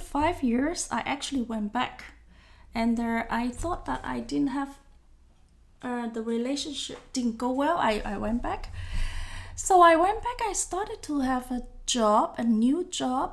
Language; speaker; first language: English; non-native, local second language; Cantonese